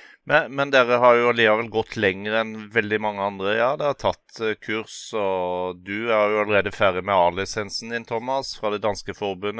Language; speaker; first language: Norwegian; native; Norwegian